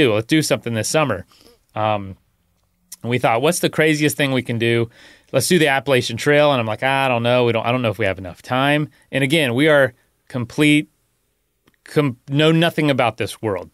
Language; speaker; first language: English; native; English